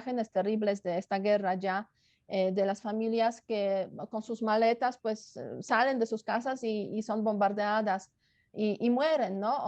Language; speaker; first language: Spanish; non-native, fluent; Polish